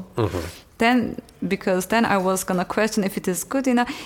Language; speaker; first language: English; non-native, fluent; Turkish